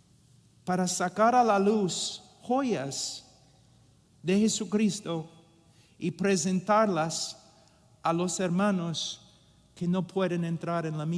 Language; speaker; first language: Spanish; non-native, fluent; English